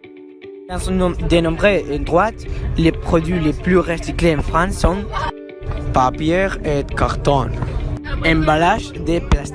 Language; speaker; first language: French; non-native, learner; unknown